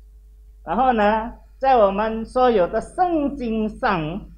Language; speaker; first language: Chinese; non-native, local second language; Indonesian